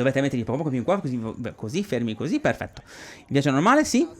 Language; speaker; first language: Italian; native; Italian